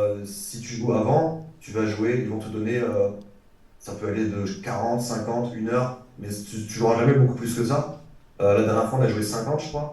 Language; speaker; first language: French; native; French